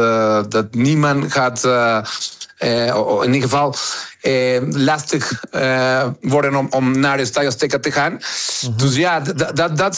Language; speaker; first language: Dutch; non-native, fluent; Spanish